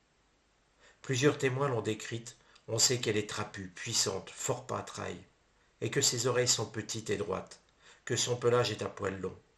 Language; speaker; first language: French; native; French